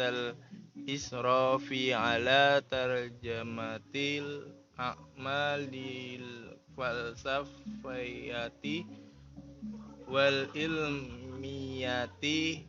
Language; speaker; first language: Arabic; non-native, learner; Indonesian